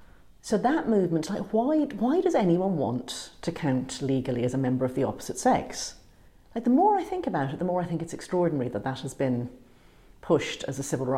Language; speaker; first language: English; native; English